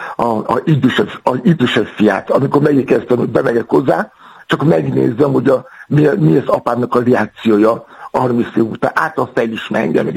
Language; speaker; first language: Hungarian; non-native, fluent; Yoruba